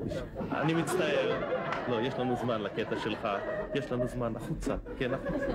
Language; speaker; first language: Hebrew; native; Hebrew